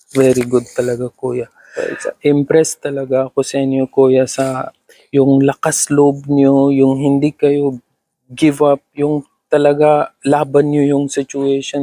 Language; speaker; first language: Filipino; non-native, learner; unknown